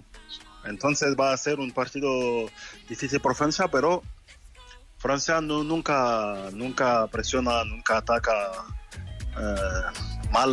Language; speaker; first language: Spanish; non-native, fluent; French